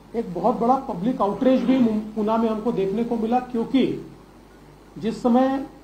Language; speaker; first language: Hindi; non-native, local second language; Marathi